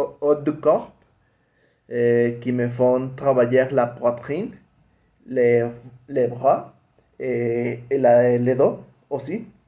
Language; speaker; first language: French; non-native, learner; Spanish